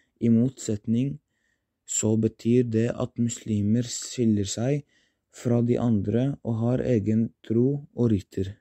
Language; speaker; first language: Norwegian; non-native, fluent; Arabic